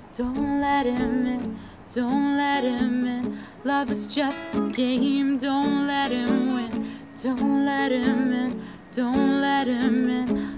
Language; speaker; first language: English; native; English